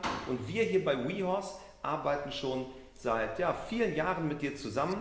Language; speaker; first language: German; native; German